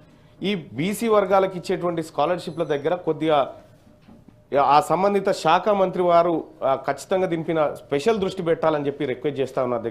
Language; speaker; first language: Telugu; native; Telugu